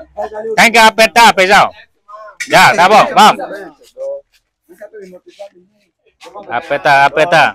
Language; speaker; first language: Portuguese; non-native, learner; Vietnamese